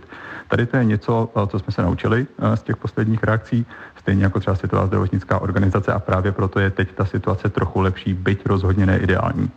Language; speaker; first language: Czech; native; Czech